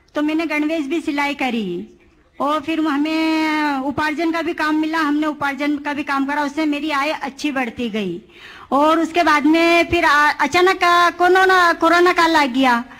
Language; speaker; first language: Hindi; native; Hindi